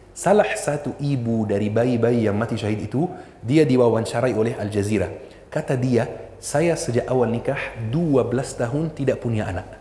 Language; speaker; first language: Indonesian; non-native, fluent; Arabic